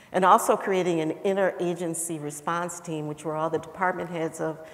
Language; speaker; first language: English; native; English